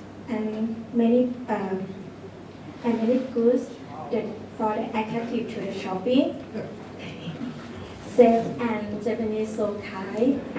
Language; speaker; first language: English; non-native, learner; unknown